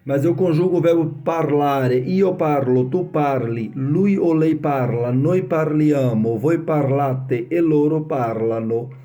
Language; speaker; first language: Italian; non-native, fluent; Portuguese